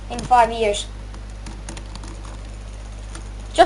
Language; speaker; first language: English; non-native, learner; Estonian